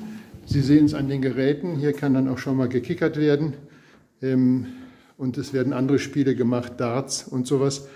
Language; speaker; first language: German; native; German